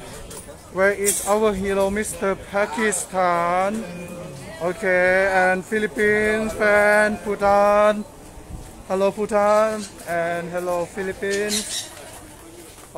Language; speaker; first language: English; non-native, learner; Thai